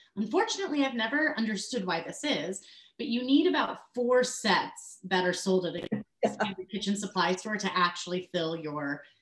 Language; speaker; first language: English; native; English